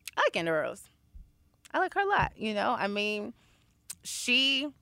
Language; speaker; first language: English; native; English